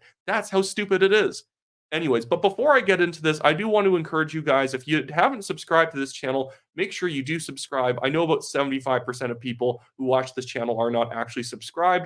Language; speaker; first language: English; native; English